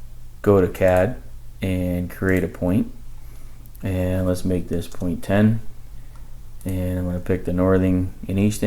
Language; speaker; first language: English; native; English